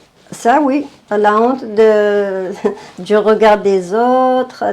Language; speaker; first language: French; non-native, fluent; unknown